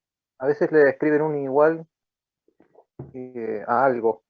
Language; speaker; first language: Spanish; native; Spanish